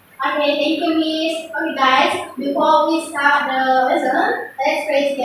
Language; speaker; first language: English; non-native, learner; Indonesian